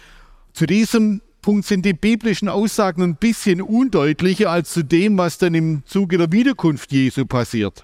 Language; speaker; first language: German; native; German